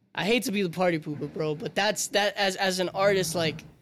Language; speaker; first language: English; native; English